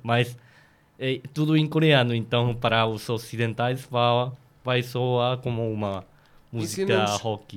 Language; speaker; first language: Portuguese; non-native, fluent; Korean